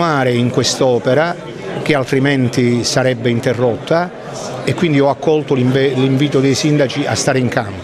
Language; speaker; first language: Italian; native; Italian